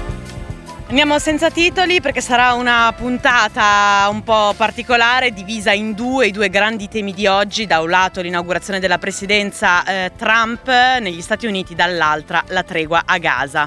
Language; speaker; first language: Italian; native; Italian